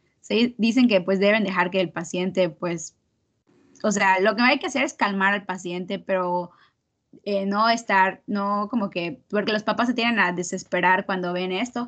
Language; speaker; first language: Spanish; native; Spanish